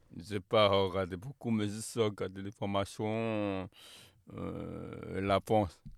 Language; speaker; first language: French; non-native, learner; Chinese